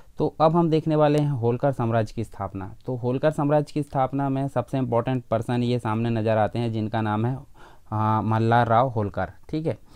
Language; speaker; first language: Hindi; native; Hindi